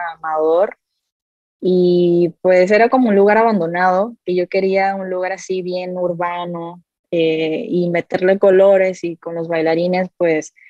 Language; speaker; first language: Spanish; native; Spanish